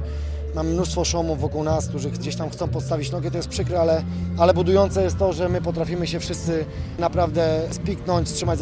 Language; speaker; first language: Polish; native; Polish